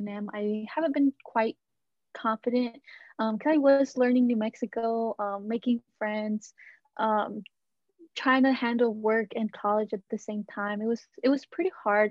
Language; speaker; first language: English; native; English